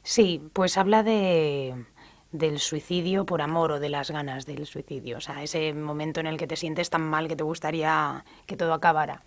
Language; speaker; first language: Spanish; native; Spanish